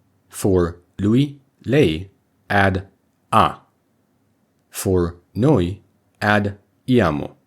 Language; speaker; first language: Italian; non-native, learner; English